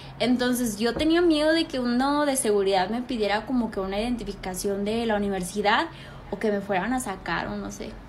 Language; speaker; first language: Spanish; early bilingual, heritage; Spanish